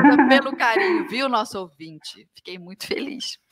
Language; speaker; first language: Portuguese; native; Portuguese